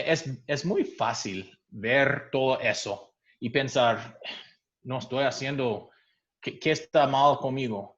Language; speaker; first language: Spanish; non-native, fluent; English